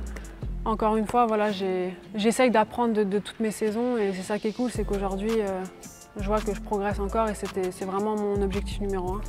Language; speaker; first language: French; native; French